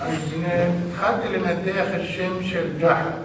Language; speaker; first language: Hebrew; non-native, fluent; Arabic